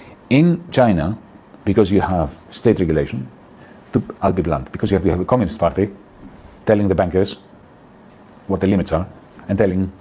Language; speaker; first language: English; non-native, fluent; Greek